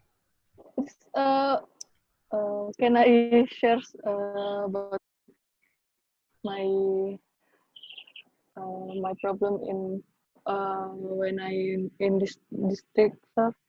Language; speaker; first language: English; non-native, learner; Indonesian